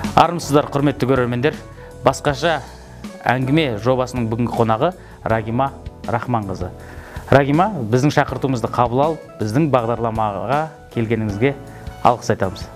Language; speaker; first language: Kazakh; native; Kazakh